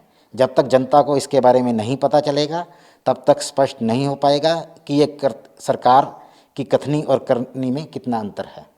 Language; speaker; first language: Hindi; native; Hindi